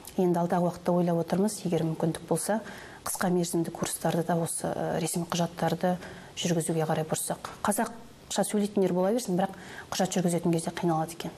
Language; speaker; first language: Kazakh; native; Kazakh